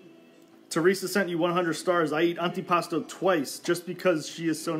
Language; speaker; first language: English; native; English